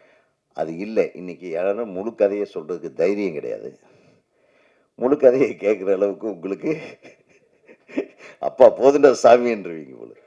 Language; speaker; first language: Tamil; native; Tamil